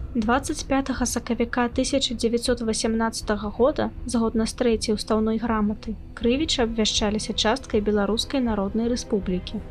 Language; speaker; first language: Belarusian; native; Belarusian